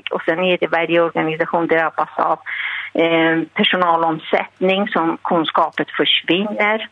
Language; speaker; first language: Swedish; non-native, fluent; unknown